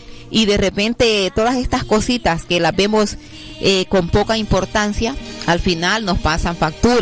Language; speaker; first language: Spanish; native; Spanish